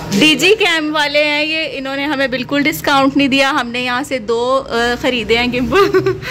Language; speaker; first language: Urdu; native; Urdu